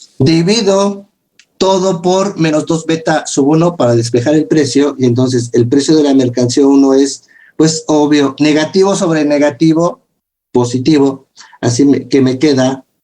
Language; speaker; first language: Spanish; native; Spanish